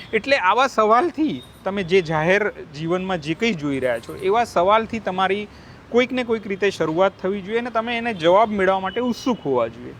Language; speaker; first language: Gujarati; native; Gujarati